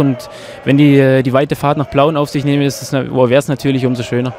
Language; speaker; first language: German; native; German